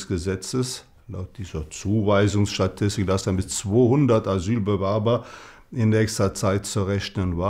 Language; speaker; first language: German; native; German